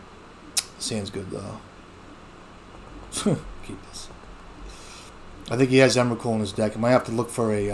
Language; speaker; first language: English; native; English